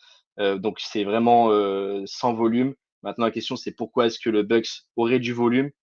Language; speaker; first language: French; native; French